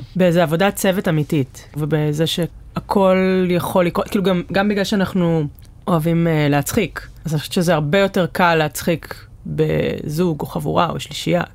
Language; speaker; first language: Hebrew; native; Hebrew